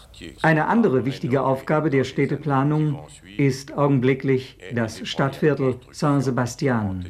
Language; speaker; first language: German; native; German